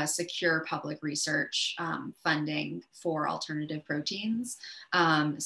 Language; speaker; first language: English; native; English